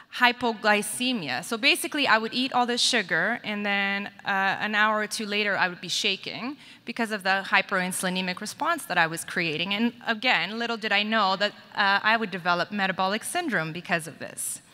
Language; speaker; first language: English; native; English